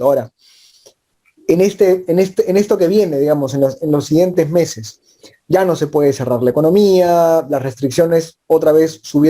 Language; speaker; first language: Spanish; native; Spanish